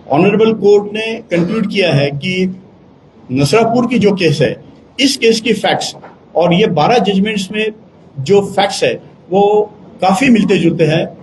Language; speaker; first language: Hindi; non-native, local second language; Marathi